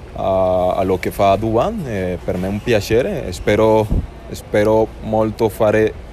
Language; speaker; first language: Italian; non-native, learner; Spanish